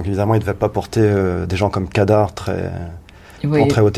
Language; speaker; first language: French; native; French